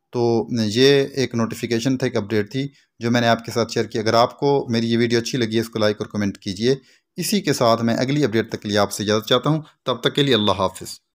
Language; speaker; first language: Urdu; non-native, local second language; Punjabi